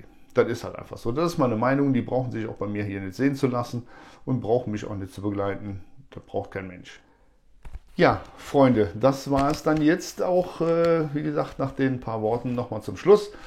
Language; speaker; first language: German; native; German